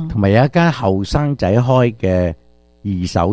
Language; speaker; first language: Chinese; early bilingual, other home language; Cantonese